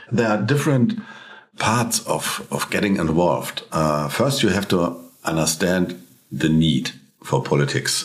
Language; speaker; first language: English; non-native, fluent; German